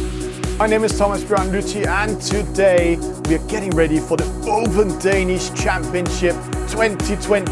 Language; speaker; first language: English; non-native, fluent; Danish